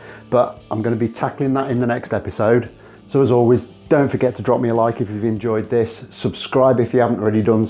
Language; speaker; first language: English; native; English